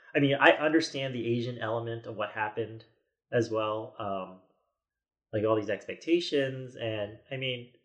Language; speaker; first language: English; native; English